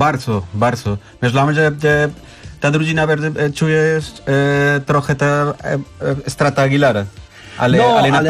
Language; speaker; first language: Polish; non-native, learner; Spanish